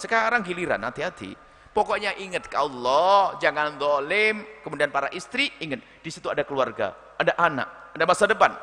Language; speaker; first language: Indonesian; native; Indonesian